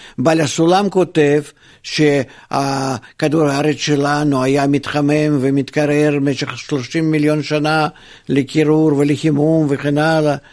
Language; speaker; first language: Hebrew; non-native, fluent; Russian